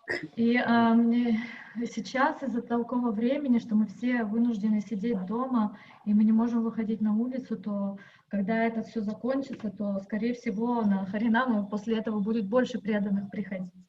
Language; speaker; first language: Russian; native; Russian